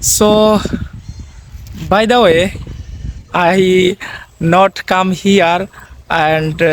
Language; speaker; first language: English; non-native, learner; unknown